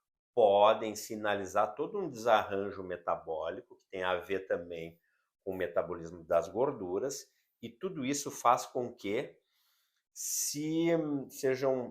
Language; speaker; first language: Portuguese; native; Portuguese